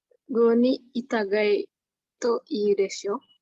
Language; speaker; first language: Japanese; non-native, learner; Indonesian